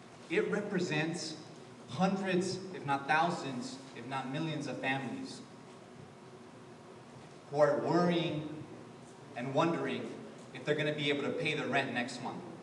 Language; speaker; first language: English; early bilingual, other home language; Spanish